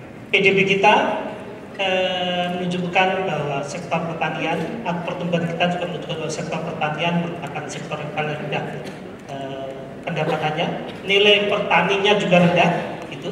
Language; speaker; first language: Indonesian; native; Indonesian